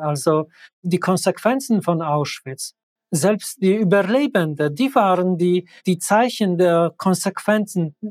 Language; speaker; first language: German; non-native, fluent; Polish